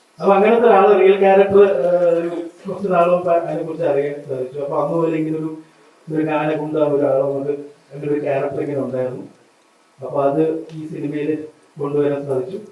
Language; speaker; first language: Malayalam; native; Malayalam